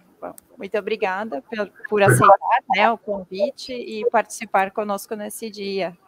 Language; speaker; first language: Portuguese; native; Portuguese